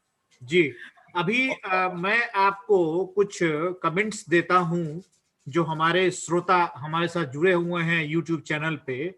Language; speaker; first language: Hindi; native; Hindi